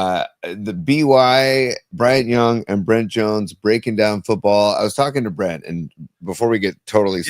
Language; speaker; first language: English; native; English